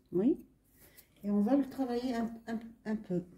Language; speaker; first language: French; non-native, local second language; Arabic